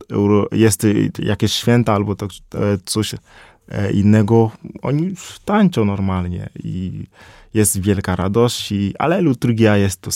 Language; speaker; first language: Polish; non-native, fluent; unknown